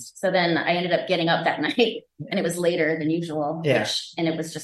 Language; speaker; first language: English; native; English